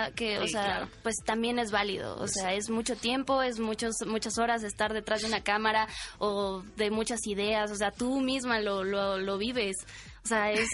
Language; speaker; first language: Spanish; native; Spanish